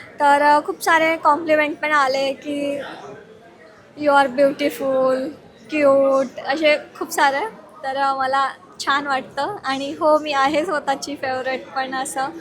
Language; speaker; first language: Marathi; non-native, local second language; Lambadi